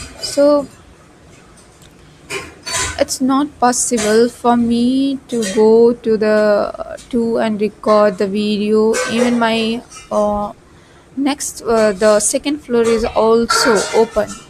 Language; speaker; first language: English; non-native, learner; Bhojpuri